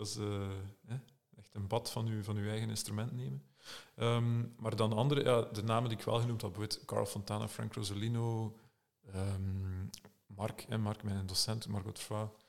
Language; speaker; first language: Dutch; native; Dutch